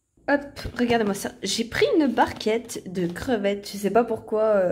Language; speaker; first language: French; native; French